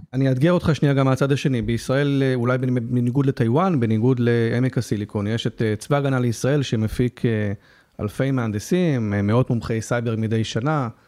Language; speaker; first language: Hebrew; native; Hebrew